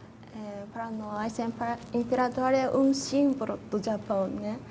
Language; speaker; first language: Portuguese; non-native, fluent; Japanese